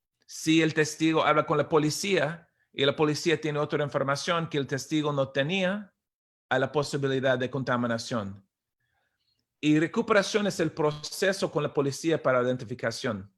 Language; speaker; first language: Spanish; non-native, fluent; English